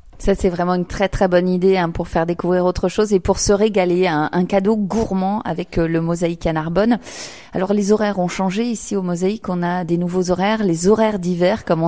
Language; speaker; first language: French; native; French